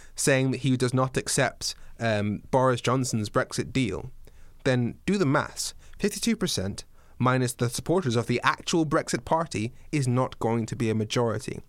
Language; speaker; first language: English; native; English